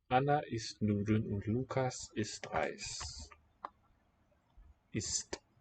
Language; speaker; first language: German; non-native, learner; English